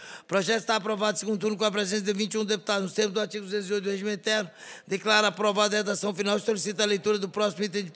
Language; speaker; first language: Portuguese; native; Portuguese